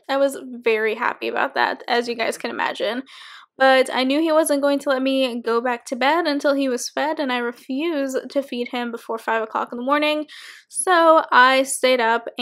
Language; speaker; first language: English; native; English